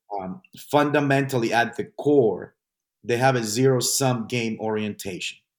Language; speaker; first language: English; non-native, fluent; Spanish